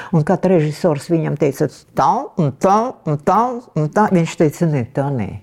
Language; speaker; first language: Latvian; non-native, local second language; Russian